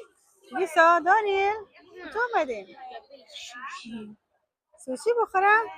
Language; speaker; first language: Persian; native; Persian